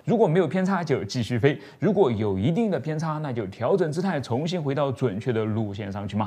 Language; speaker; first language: Chinese; native; Chinese